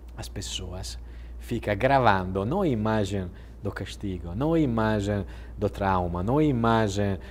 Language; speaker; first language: Portuguese; non-native, fluent; Italian